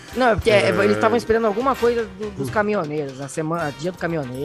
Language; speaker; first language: Portuguese; native; Portuguese